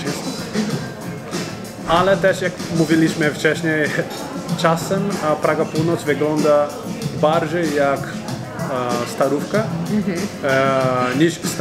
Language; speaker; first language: Polish; non-native, learner; Portuguese